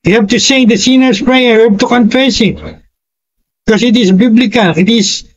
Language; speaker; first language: English; non-native, local second language; Filipino